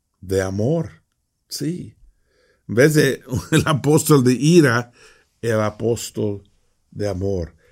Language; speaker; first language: Spanish; early bilingual, heritage; Spanish